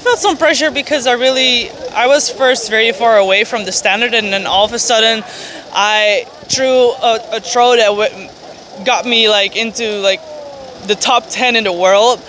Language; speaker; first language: English; non-native, fluent; Dutch